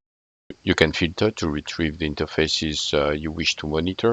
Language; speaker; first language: English; non-native, fluent; French